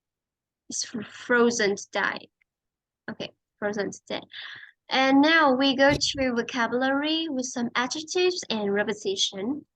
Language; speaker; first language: English; non-native, fluent; Vietnamese